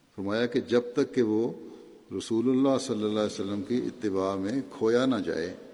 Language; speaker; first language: Urdu; native; Urdu